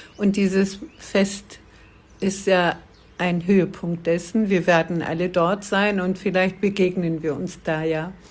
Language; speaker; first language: German; early bilingual, other home language; Kurdish